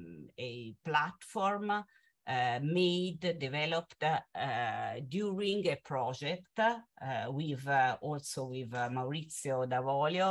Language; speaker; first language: English; non-native, fluent; Italian